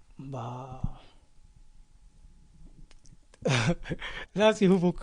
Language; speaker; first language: French; non-native, learner; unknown